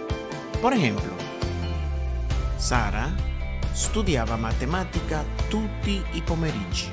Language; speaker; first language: Italian; non-native, fluent; Spanish